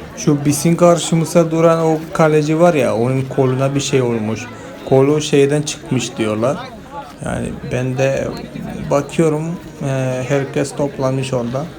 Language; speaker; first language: Turkish; non-native, fluent; Malayalam